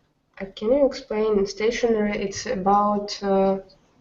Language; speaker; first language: English; non-native, learner; Russian